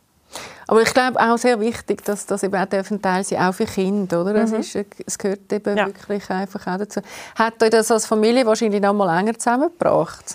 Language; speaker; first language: German; native; German